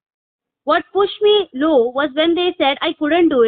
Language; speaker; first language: English; non-native, local second language; Malayalam